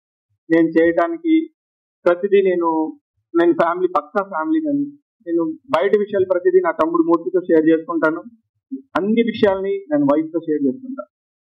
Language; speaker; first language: Telugu; native; Telugu